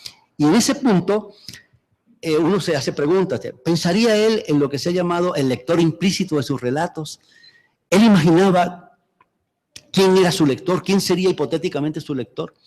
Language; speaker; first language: Spanish; native; Spanish